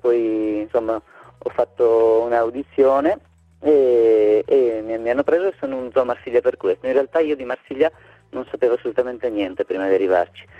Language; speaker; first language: Italian; native; Italian